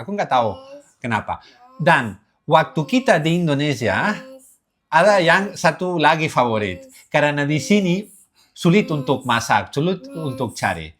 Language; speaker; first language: Indonesian; non-native, learner; Catalan